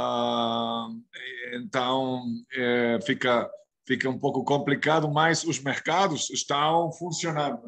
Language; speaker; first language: Portuguese; non-native, fluent; Spanish